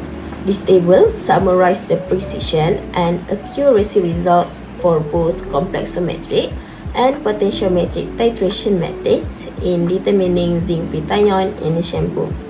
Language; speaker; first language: English; non-native, local second language; Malay